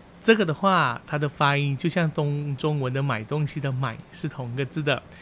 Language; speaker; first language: Chinese; early bilingual, heritage; Chinese